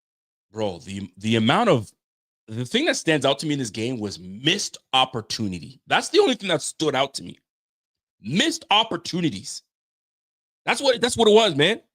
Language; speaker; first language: English; native; English